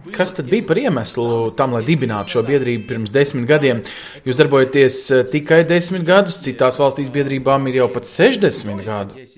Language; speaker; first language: Latvian; native; Latvian